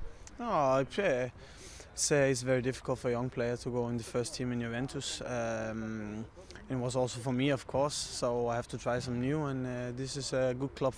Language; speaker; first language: English; non-native, learner; Danish